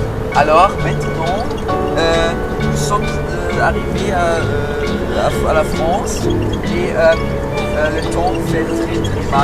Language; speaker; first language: French; non-native, learner; German